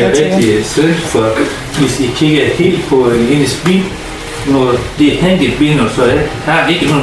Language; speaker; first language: Danish; non-native, learner; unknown